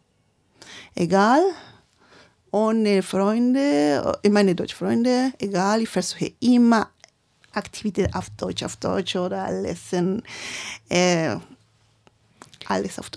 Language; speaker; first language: German; non-native, learner; Spanish